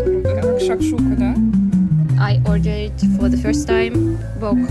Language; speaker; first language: English; non-native, learner; Russian